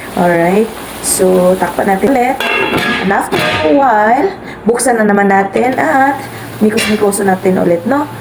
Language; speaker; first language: Filipino; non-native, local second language; Cebuano